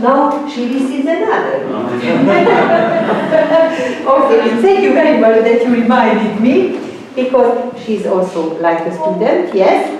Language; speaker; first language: English; non-native, fluent; Hungarian